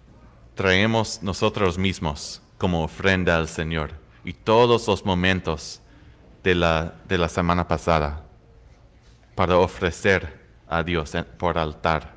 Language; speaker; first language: Spanish; non-native, fluent; English